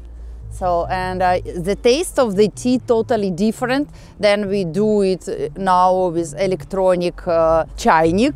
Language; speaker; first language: English; non-native, fluent; Russian